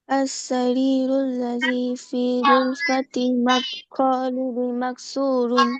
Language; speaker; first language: Arabic; non-native, learner; Bangla